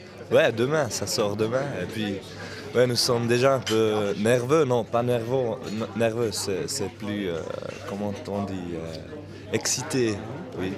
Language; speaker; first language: French; non-native, local second language; German